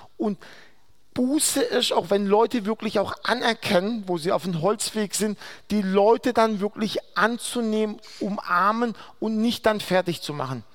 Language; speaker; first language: German; non-native, fluent; Aramaic